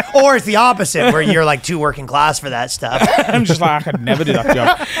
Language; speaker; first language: English; native; English